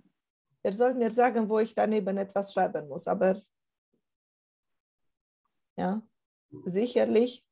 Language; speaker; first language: German; non-native, fluent; Romanian